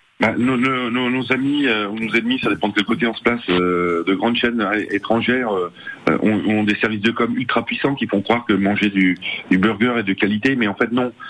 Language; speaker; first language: French; native; French